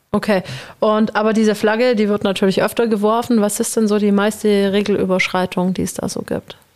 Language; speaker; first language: German; native; German